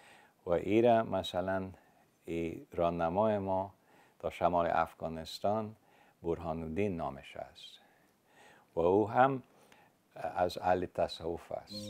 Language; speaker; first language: Persian; non-native, fluent; English